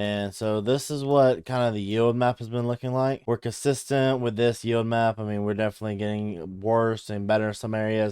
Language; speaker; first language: English; native; English